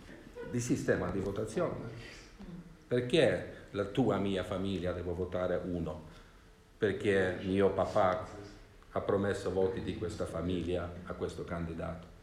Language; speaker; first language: Italian; non-native, learner; Swedish